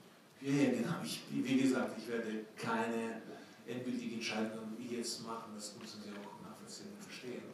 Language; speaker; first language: German; non-native, fluent; Ukrainian